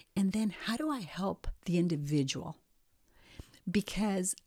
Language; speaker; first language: English; early bilingual, other home language; Spanish